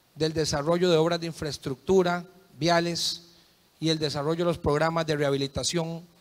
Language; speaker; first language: Spanish; native; Spanish